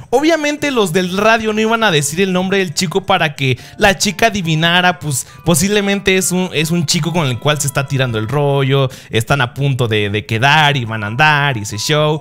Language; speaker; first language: Spanish; early bilingual, other home language; Japanese